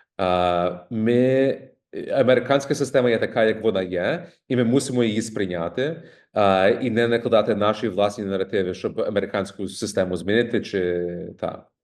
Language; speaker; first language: Ukrainian; early bilingual, heritage; Ukrainian